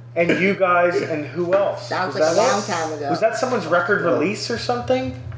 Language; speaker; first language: English; native; English